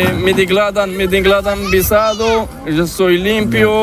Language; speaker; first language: Spanish; non-native, learner; Arabic